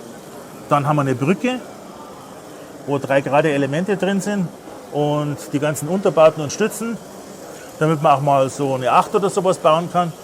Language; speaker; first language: German; native; German